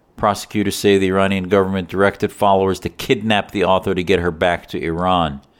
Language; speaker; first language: English; native; English